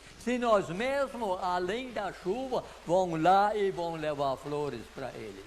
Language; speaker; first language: Portuguese; non-native, local second language; Low German